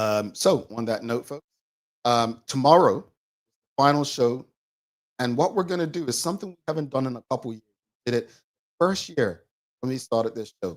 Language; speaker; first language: English; native; English